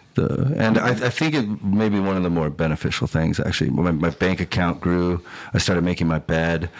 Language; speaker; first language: English; native; English